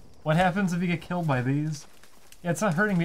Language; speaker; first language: English; native; English